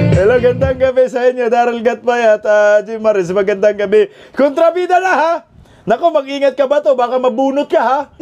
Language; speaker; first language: Filipino; non-native, local second language; Cebuano